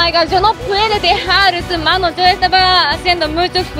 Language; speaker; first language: Spanish; non-native, learner; Japanese